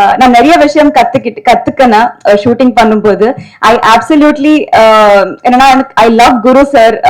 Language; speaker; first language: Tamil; non-native, learner; Telugu